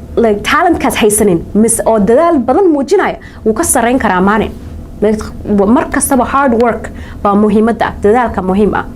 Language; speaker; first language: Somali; early bilingual, heritage; Somali